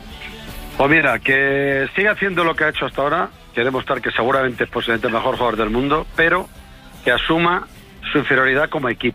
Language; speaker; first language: Spanish; native; Spanish